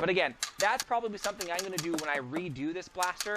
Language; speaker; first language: English; native; English